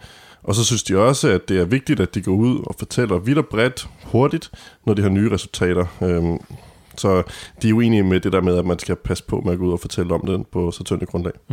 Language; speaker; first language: Danish; native; Danish